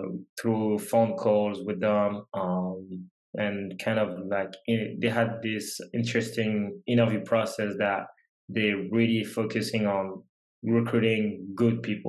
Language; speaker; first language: English; non-native, fluent; French